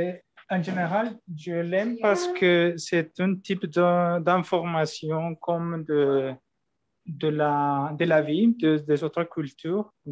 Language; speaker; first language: French; non-native, learner; Spanish